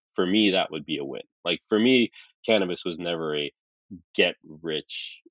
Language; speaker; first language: English; early bilingual, other home language; Arabic